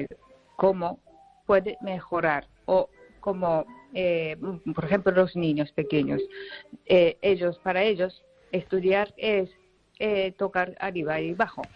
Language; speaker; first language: Spanish; non-native, learner; Japanese